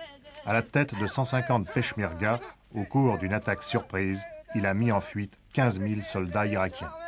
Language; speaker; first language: French; native; French